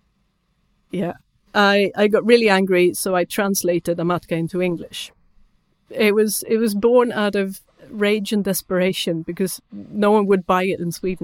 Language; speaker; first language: English; non-native, fluent; Swedish